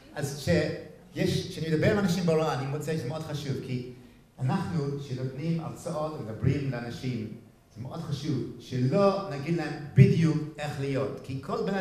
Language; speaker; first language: Hebrew; non-native, fluent; English